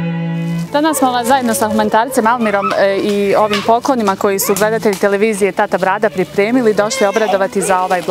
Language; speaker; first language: Serbian; native; Serbian